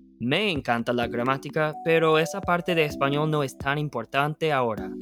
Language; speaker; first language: Spanish; non-native, fluent; English